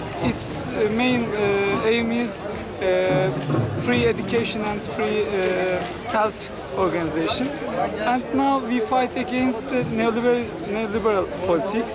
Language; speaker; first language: English; non-native, learner; Turkish